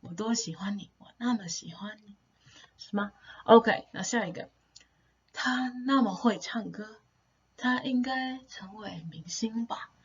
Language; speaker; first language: Chinese; non-native, fluent; English